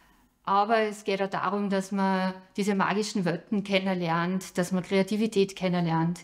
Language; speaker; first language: German; native; German